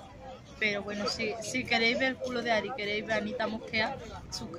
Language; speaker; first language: Spanish; native; Spanish